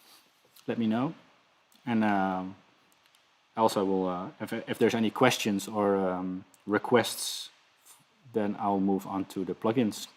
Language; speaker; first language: English; non-native, fluent; Dutch